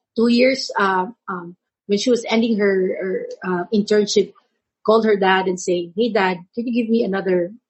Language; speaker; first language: English; non-native, local second language; Filipino